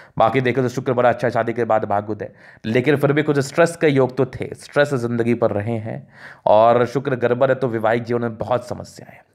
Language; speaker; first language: Hindi; native; Hindi